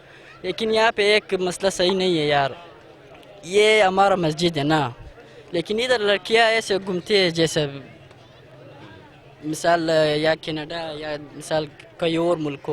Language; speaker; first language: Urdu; non-native, local second language; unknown